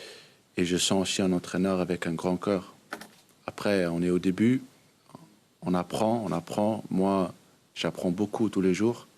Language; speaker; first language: French; early bilingual, heritage; Danish